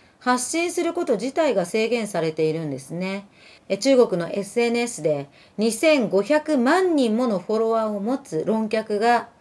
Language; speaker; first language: Japanese; early bilingual, other home language; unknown